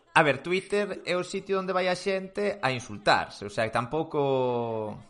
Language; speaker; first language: Galician; non-native, local second language; Spanish